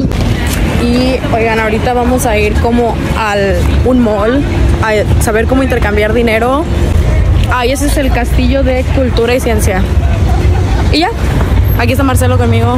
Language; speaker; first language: Spanish; early bilingual, heritage; Spanish